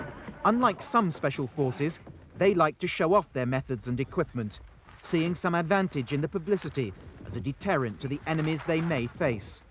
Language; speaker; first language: English; native; English